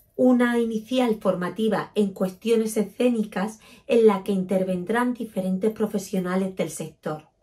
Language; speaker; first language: Spanish; native; Spanish